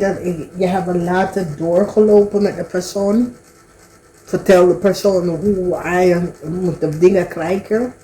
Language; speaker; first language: Dutch; non-native, learner; English